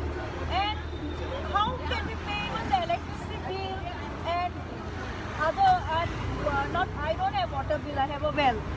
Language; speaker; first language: English; non-native, local second language; Konkani